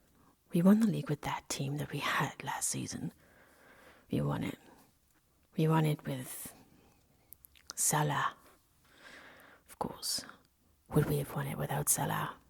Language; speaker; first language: English; non-native, local second language; Welsh